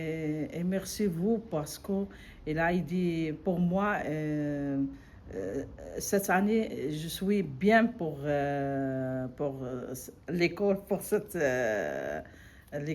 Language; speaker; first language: French; non-native, learner; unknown